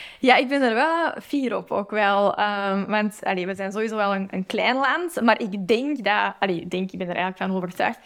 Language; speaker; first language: Dutch; native; Dutch